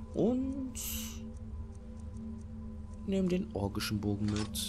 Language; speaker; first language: German; native; German